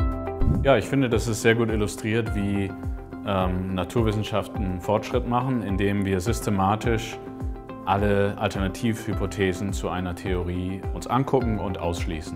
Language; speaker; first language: German; native; German